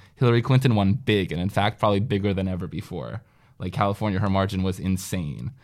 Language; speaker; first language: English; native; English